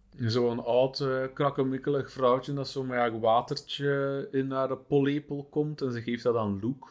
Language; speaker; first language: Dutch; native; Dutch